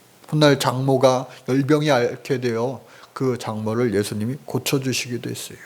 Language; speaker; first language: Korean; native; Korean